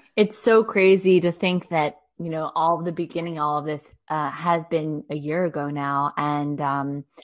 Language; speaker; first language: English; native; English